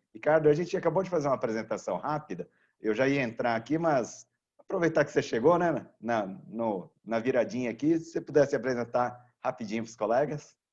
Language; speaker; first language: Portuguese; native; Portuguese